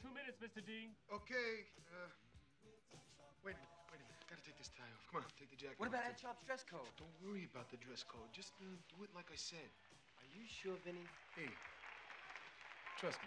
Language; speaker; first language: English; native; English